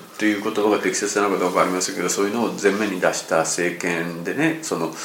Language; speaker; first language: Japanese; native; Japanese